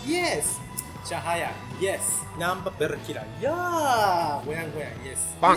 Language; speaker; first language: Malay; non-native, learner; Japanese